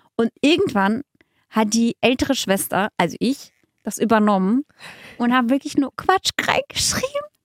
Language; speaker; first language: German; early bilingual, other home language; Russian